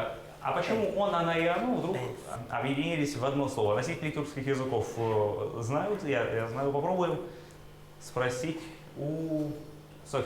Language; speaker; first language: Russian; native; Russian